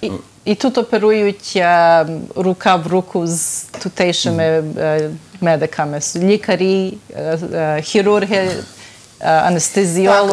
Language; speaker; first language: Ukrainian; early bilingual, heritage; Ukrainian